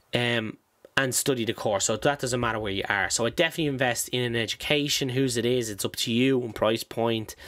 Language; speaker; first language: English; native; English